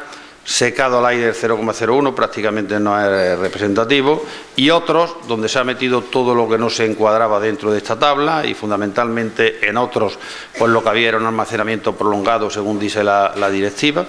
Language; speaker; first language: Spanish; native; Spanish